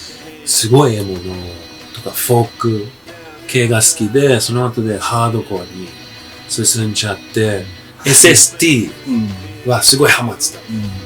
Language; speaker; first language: Japanese; non-native, fluent; English